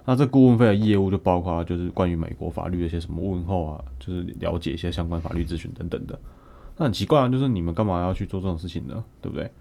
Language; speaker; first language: Chinese; native; Chinese